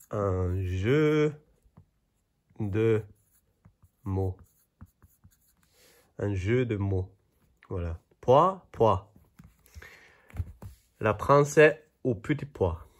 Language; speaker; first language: French; non-native, fluent; Chinese